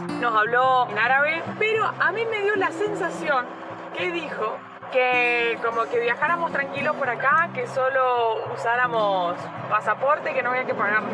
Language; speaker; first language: Spanish; native; Spanish